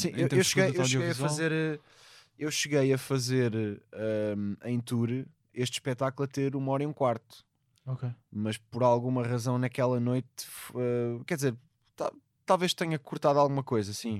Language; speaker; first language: Portuguese; native; Portuguese